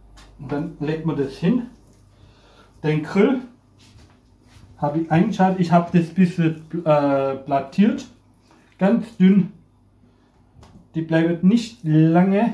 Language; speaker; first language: German; non-native, fluent; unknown